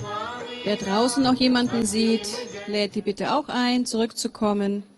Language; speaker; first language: German; native; German